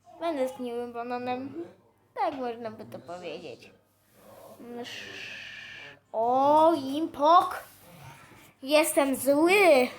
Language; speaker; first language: Polish; native; Polish